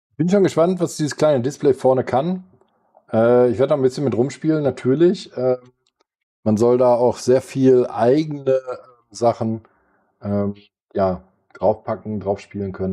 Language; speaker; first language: German; native; German